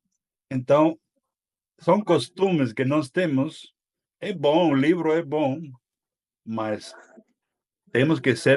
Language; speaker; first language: Portuguese; non-native, fluent; Spanish